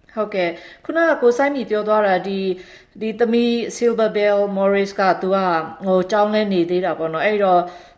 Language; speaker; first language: Burmese; native; Burmese